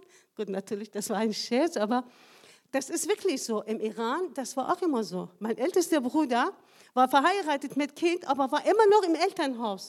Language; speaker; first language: German; non-native, fluent; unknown